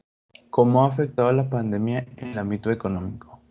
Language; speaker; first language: Spanish; native; Spanish